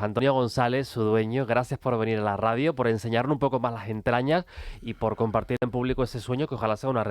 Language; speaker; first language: Spanish; native; Spanish